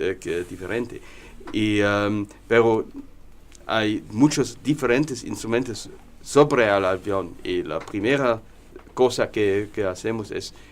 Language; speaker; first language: Spanish; non-native, learner; German